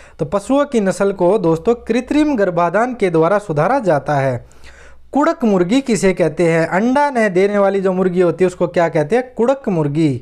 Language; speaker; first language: Hindi; native; Hindi